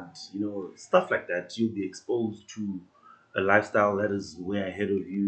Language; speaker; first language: English; non-native, local second language; Northern Sotho